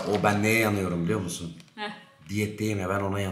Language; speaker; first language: Turkish; native; Turkish